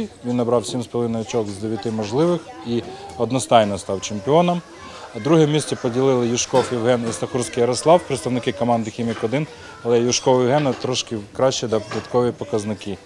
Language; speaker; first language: Ukrainian; native; Ukrainian